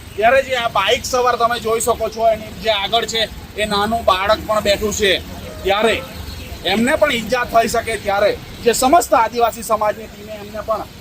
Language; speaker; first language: Gujarati; native; Gujarati